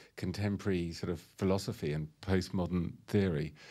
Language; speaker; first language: English; native; English